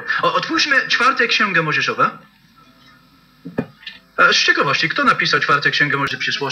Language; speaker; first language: Polish; non-native, learner; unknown